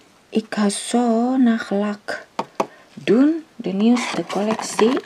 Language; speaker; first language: Dutch; non-native, learner; Indonesian